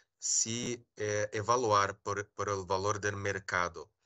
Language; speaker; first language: Spanish; non-native, learner; Portuguese